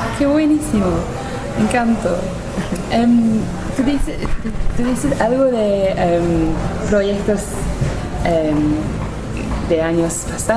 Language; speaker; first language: Spanish; non-native, learner; English